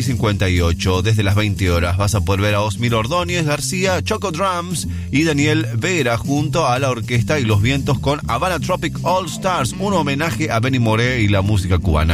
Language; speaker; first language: Spanish; native; Spanish